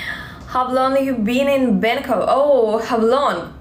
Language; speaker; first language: English; non-native, learner; Russian